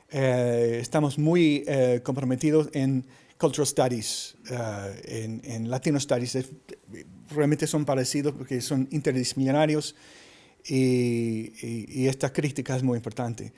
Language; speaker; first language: Spanish; early bilingual, heritage; English